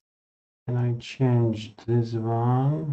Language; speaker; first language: English; non-native, fluent; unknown